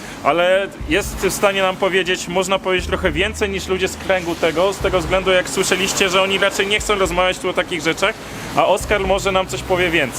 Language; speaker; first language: Polish; native; Polish